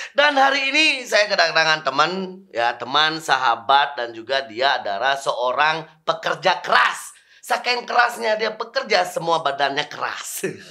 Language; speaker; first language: Indonesian; native; Indonesian